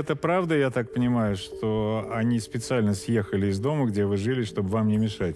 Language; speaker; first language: Russian; native; Russian